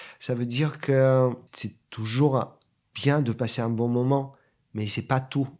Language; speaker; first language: French; non-native, fluent; Bulgarian